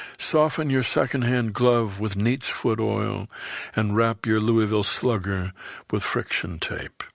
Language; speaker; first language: English; native; English